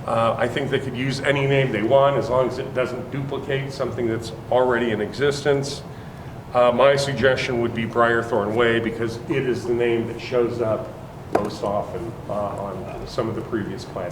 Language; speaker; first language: English; native; English